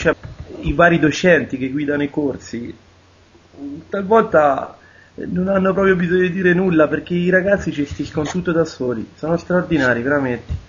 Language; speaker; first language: Italian; native; Italian